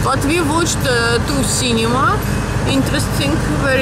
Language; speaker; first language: English; non-native, learner; Russian